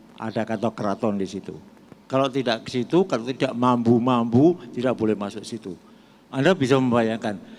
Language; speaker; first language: Indonesian; non-native, local second language; Javanese